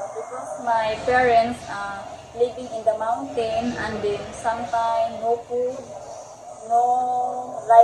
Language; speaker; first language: English; non-native, learner; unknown